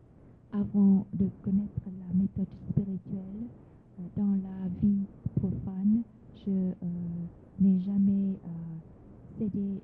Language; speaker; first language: French; non-native, fluent; Vietnamese